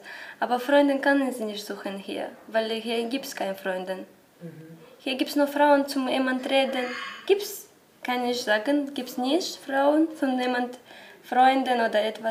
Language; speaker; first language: German; non-native, learner; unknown